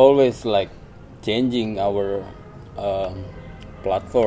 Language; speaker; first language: English; non-native, learner; Indonesian